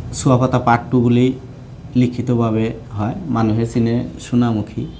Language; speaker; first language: Assamese; non-native, local second language; Bangla